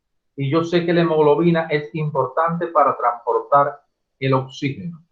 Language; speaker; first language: Spanish; native; Spanish